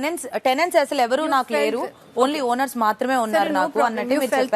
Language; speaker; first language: Telugu; native; Telugu